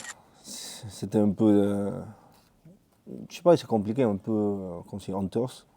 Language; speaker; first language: French; non-native, fluent; Spanish